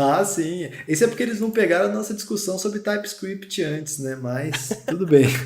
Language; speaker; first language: Portuguese; native; Portuguese